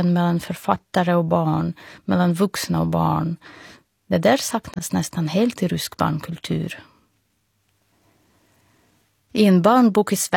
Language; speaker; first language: Swedish; non-native, fluent; Russian